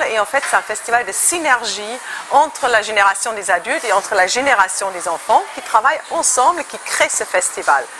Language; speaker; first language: French; non-native, fluent; German